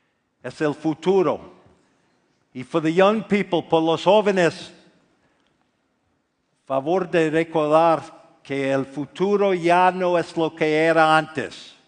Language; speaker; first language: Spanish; non-native, fluent; English